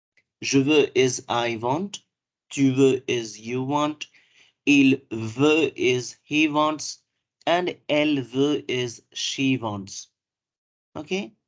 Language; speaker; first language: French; non-native, fluent; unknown